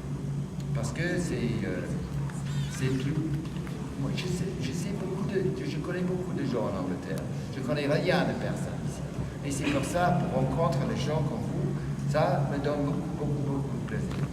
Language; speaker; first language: French; non-native, fluent; English